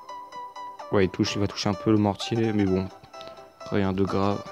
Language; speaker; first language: French; native; French